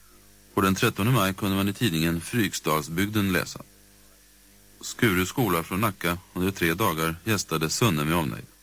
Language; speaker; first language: Swedish; native; Swedish